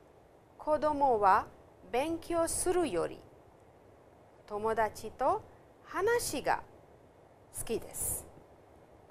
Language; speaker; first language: Japanese; non-native, fluent; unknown